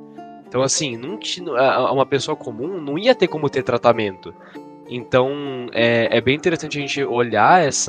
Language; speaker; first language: Portuguese; native; Portuguese